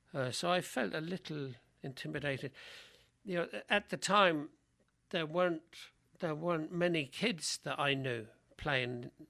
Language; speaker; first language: English; native; English